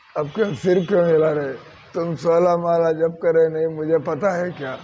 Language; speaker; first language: Hindi; non-native, local second language; Telugu